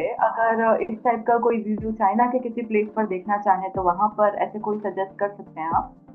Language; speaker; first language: Hindi; native; Hindi